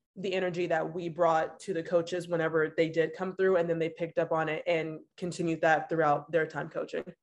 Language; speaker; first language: English; native; English